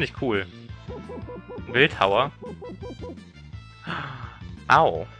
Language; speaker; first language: German; native; German